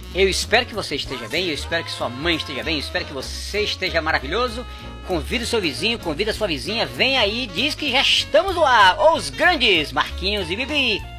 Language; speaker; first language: Portuguese; native; Portuguese